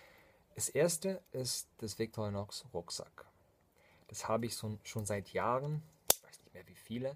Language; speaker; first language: German; non-native, fluent; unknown